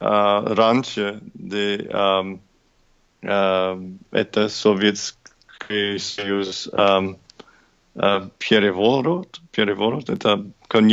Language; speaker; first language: Russian; non-native, learner; English